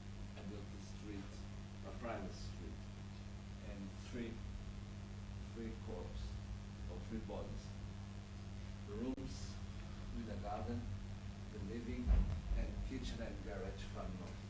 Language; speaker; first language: English; non-native, learner; Portuguese